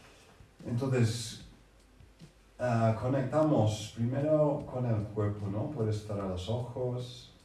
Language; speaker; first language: Spanish; non-native, fluent; English